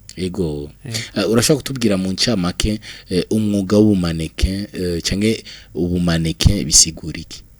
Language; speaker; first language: Rundi; native; Rundi